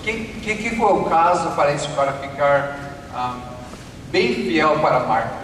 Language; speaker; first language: Portuguese; non-native, fluent; English